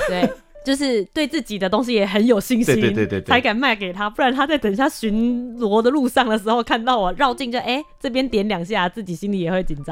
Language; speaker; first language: Chinese; native; Chinese